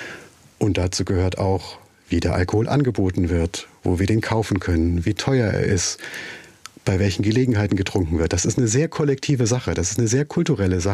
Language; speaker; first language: German; native; German